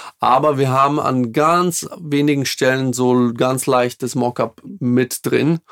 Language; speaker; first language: German; non-native, fluent; Slovak